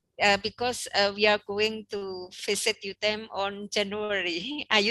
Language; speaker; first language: English; non-native, learner; Indonesian